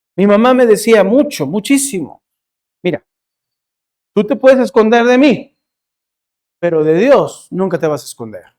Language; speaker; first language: Spanish; early bilingual, heritage; Spanish